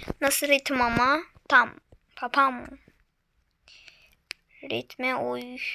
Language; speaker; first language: Turkish; native; Turkish